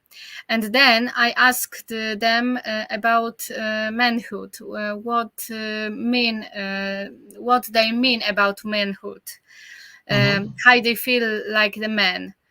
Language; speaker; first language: English; non-native, learner; Polish